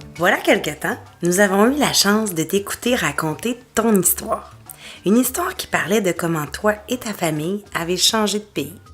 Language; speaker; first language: French; native; French